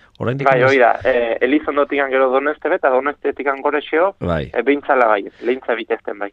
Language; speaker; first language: Basque; native; Basque